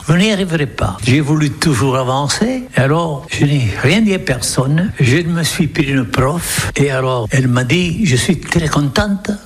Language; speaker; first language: French; non-native, local second language; Occitan